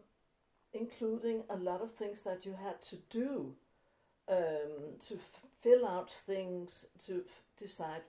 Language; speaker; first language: English; non-native, fluent; Danish